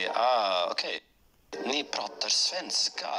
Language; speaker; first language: Swedish; non-native, learner; English